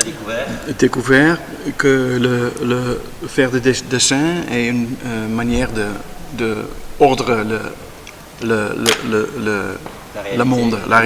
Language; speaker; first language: French; non-native, learner; Dutch